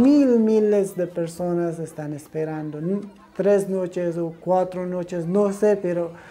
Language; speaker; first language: Spanish; non-native, learner; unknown